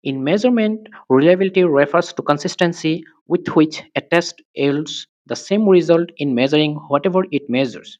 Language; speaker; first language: English; non-native, local second language; Assamese